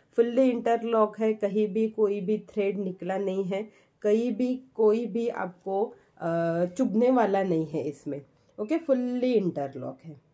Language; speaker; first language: Hindi; non-native, local second language; Marathi